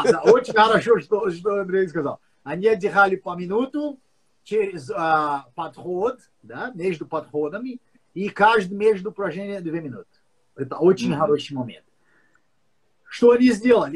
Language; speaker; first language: Russian; non-native, learner; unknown